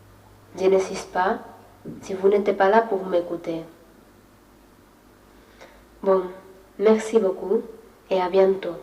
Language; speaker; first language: French; non-native, fluent; Spanish